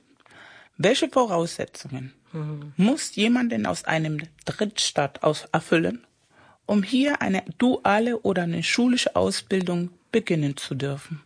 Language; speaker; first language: German; non-native, fluent; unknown